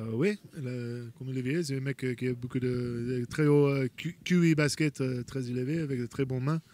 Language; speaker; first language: French; non-native, fluent; English